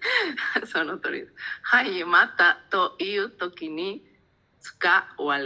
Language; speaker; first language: Japanese; non-native, learner; Spanish